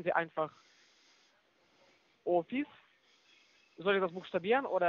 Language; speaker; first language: German; non-native, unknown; Russian